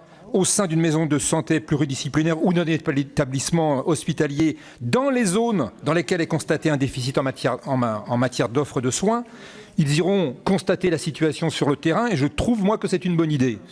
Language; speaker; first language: French; native; French